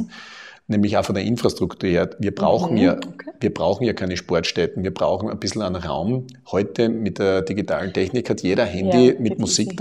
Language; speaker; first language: German; native; German